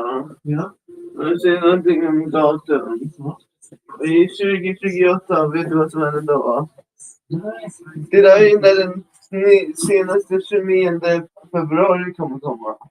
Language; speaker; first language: Swedish; early bilingual, other home language; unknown